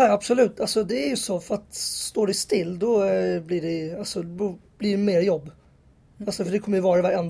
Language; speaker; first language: Swedish; native; Swedish